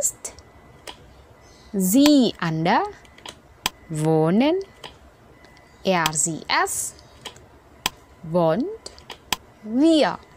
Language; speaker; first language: German; non-native, fluent; Indonesian